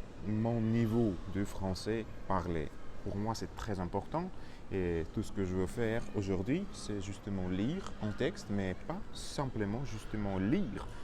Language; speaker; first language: French; non-native, learner; Russian